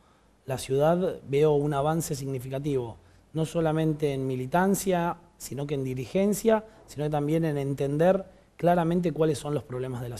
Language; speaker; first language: Spanish; native; Spanish